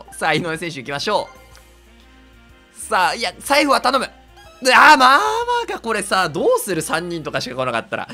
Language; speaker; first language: Japanese; native; Japanese